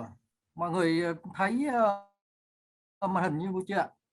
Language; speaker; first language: Vietnamese; native; Vietnamese